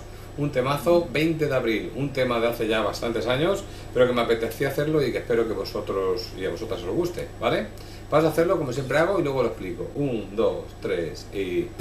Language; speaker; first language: Spanish; native; Spanish